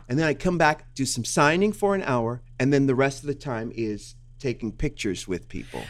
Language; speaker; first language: English; native; English